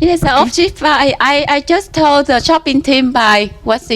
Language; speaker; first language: English; non-native, learner; Vietnamese